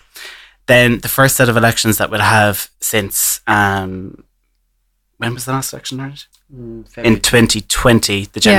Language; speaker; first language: English; native; English